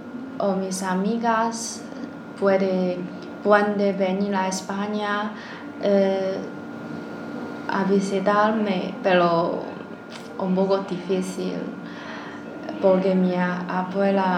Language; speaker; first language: Spanish; non-native, learner; Chinese